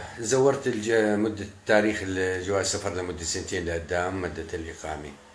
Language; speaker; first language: Arabic; native; Arabic